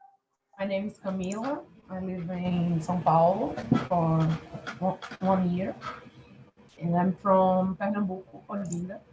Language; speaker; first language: English; non-native, learner; Portuguese